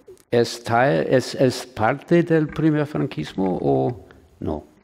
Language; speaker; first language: Spanish; non-native, learner; English